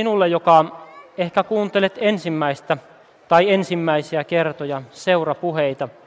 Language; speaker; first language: Finnish; native; Finnish